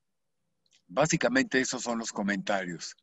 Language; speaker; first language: Spanish; native; Spanish